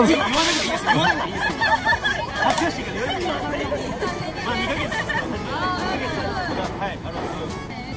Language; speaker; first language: Japanese; native; Japanese